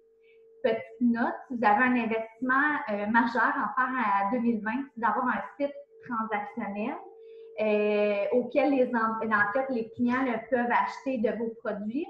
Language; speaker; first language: French; native; French